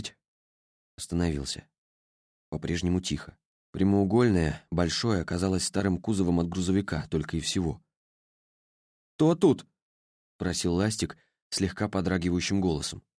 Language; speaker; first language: Russian; native; Russian